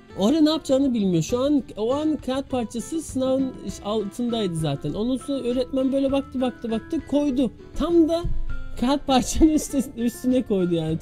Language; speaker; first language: Turkish; early bilingual, heritage; Turkish